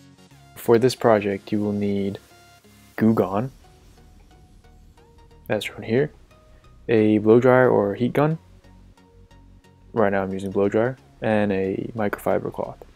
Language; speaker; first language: English; native; English